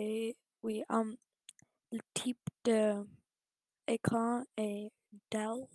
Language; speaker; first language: French; non-native, learner; English